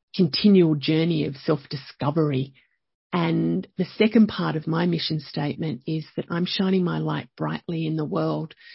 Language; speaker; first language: English; native; English